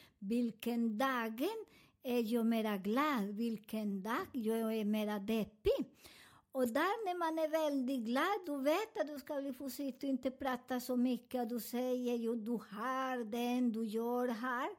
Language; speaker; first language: Swedish; non-native, fluent; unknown